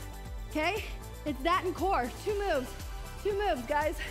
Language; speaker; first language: English; native; English